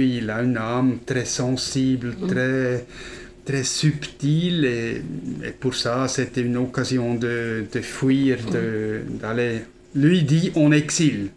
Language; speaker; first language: French; non-native, fluent; German